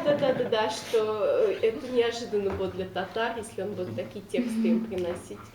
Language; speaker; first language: Russian; non-native, local second language; Udmurt